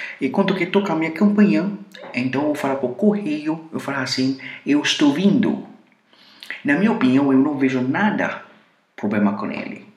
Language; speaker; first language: Portuguese; non-native, fluent; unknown